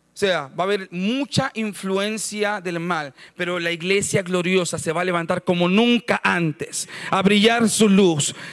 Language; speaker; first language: Spanish; native; Spanish